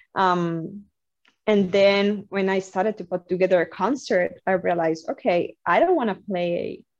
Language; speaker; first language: English; non-native, fluent; Spanish